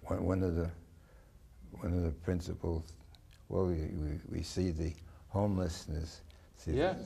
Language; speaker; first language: English; native; English